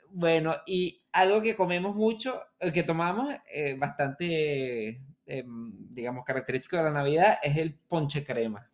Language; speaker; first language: Spanish; native; Spanish